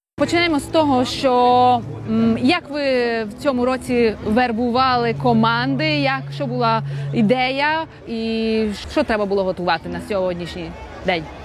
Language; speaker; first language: Ukrainian; non-native, fluent; Hungarian